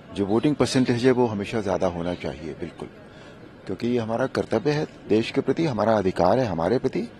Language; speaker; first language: Hindi; native; Hindi